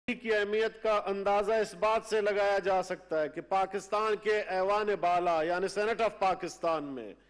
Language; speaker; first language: Urdu; non-native, local second language; Baluchi